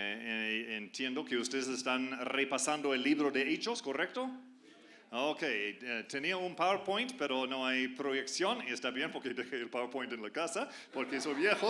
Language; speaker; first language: Spanish; non-native, fluent; English